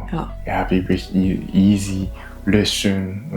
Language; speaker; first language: German; non-native, learner; Japanese